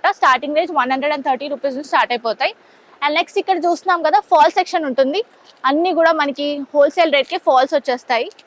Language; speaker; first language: Telugu; native; Telugu